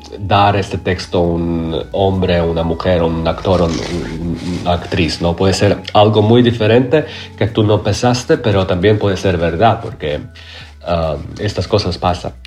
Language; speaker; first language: Spanish; non-native, learner; Croatian